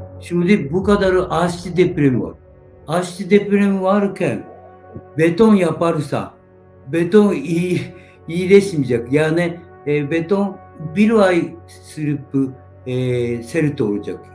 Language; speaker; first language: Turkish; non-native, learner; Japanese